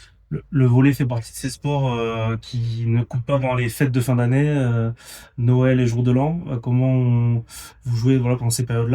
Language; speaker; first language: French; native; French